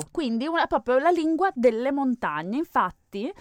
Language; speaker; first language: Italian; native; Italian